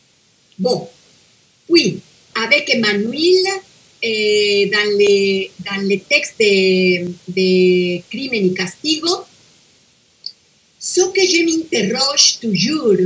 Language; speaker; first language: French; non-native, fluent; Spanish